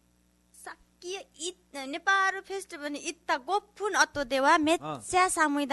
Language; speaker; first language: Japanese; non-native, learner; Nepali